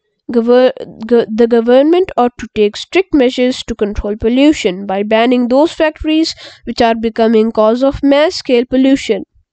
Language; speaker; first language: English; non-native, local second language; Urdu